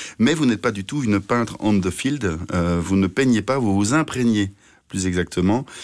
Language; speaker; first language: French; native; French